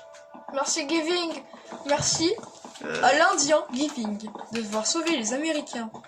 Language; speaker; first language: French; native; French